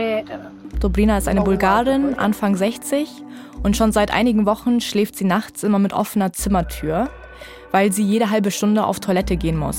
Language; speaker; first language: German; native; German